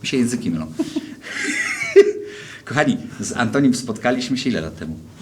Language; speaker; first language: Polish; native; Polish